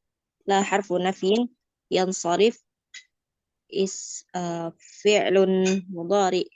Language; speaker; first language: Arabic; non-native, learner; Indonesian